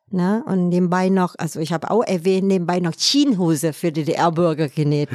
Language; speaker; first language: German; non-native, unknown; Vietnamese